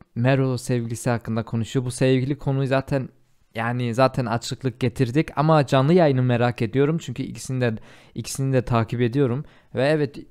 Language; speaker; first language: Turkish; early bilingual, heritage; Turkish